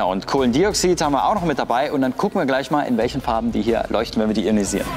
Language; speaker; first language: German; native; German